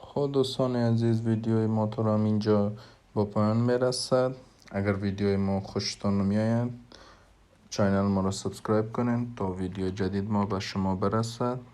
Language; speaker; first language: Persian; non-native, fluent; Hindi